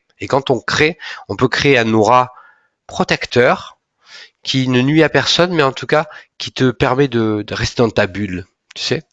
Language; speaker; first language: French; native; French